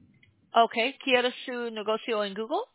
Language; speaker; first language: Spanish; non-native, learner; English